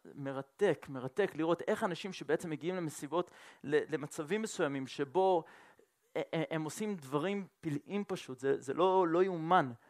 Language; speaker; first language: Hebrew; non-native, fluent; French